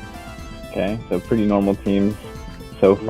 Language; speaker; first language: English; native; English